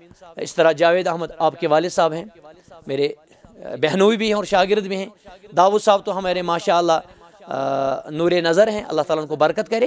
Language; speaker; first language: Hindi; non-native, local second language; Kashmiri